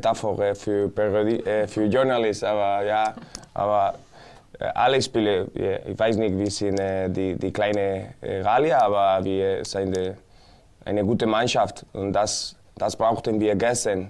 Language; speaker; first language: German; non-native, learner; Spanish